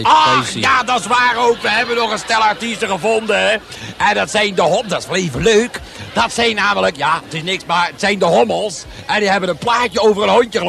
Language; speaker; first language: Dutch; native; Dutch